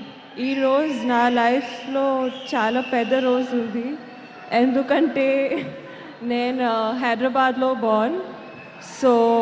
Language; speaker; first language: Telugu; non-native, learner; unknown